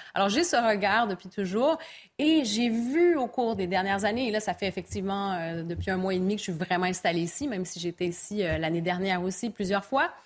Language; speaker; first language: French; native; French